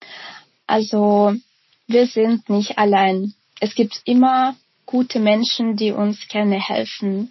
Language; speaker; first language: German; non-native, fluent; Ukrainian